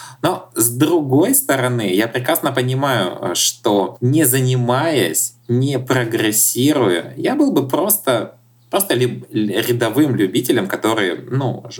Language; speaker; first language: Russian; native; Russian